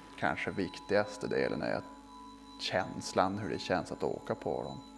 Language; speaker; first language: Swedish; native; Swedish